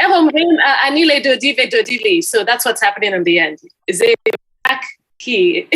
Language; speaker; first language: Hebrew; non-native, learner; English